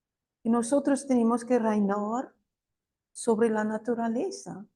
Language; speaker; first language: Spanish; non-native, fluent; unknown